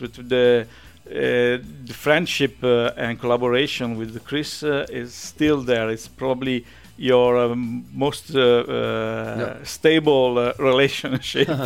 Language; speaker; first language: English; non-native, fluent; Italian